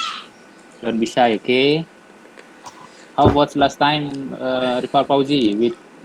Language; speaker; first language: English; non-native, learner; Indonesian